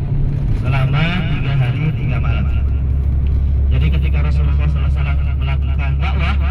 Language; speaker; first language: Indonesian; native; Indonesian